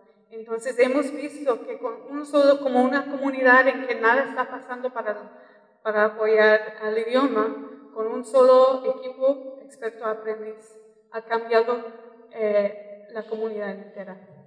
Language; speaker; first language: Spanish; non-native, fluent; English